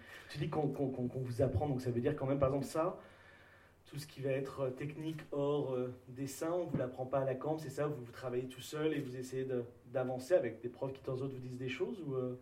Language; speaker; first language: French; native; French